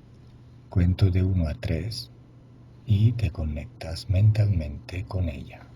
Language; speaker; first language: Spanish; non-native, fluent; Italian